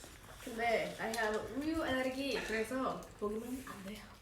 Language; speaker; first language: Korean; non-native, learner; English